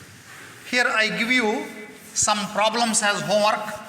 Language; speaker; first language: English; non-native, local second language; Kannada